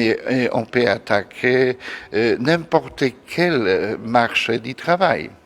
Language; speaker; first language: French; non-native, fluent; Polish